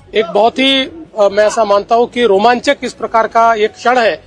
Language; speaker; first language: Hindi; non-native, local second language; Marathi